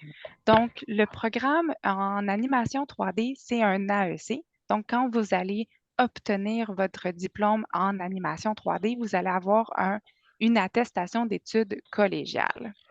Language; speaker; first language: French; native; French